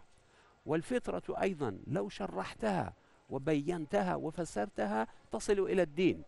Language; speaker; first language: Arabic; non-native, fluent; Persian